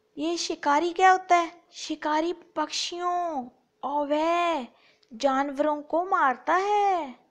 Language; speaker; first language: Hindi; non-native, local second language; Punjabi